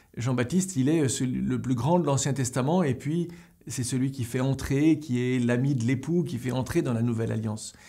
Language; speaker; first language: French; native; French